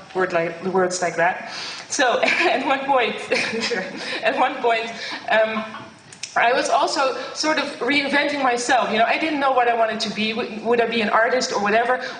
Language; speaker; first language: English; non-native, fluent; Dutch